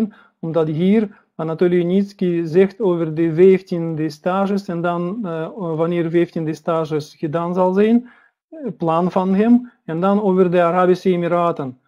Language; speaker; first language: Dutch; non-native, learner; Russian